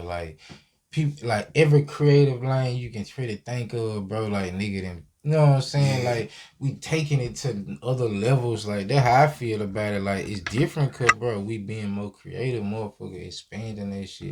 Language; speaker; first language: English; native; English